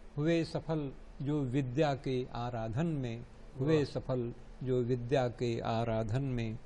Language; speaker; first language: Hindi; native; Hindi